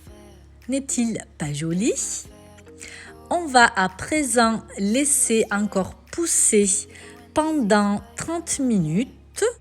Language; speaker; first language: French; native; French